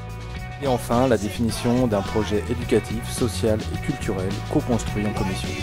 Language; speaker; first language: French; native; French